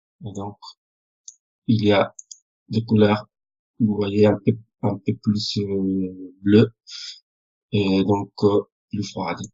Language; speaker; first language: French; non-native, fluent; Spanish